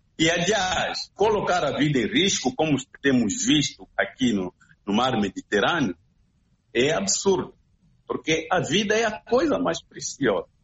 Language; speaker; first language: Portuguese; native; Portuguese